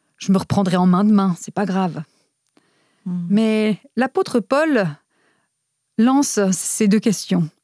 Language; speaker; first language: French; non-native, fluent; Romanian